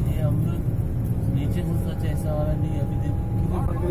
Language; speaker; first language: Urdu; non-native, learner; Bangla